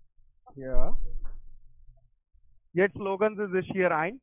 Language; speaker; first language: German; non-native, learner; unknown